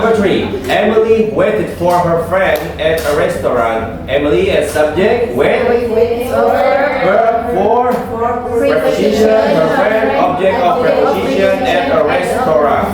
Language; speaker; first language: English; non-native, fluent; Indonesian